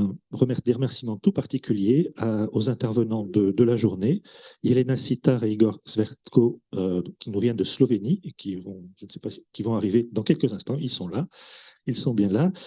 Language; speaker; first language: French; native; French